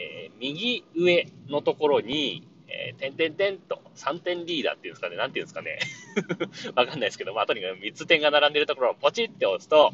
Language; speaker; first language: Japanese; native; Japanese